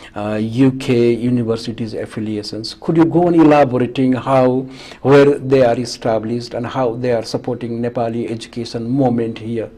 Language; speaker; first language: English; non-native, local second language; Nepali